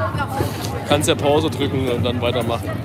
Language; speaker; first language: German; native; German